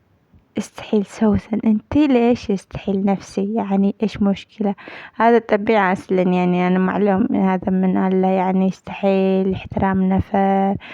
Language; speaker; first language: Arabic; non-native, learner; Amharic